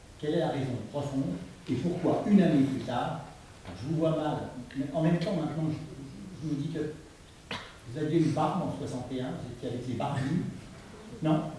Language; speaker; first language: French; native; French